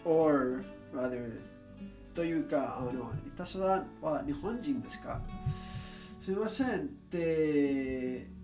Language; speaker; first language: Japanese; non-native, learner; English